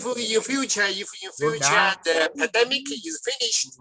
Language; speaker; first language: English; non-native, learner; Chinese